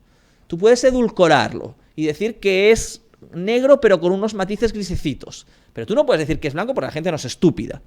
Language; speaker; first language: Spanish; native; Spanish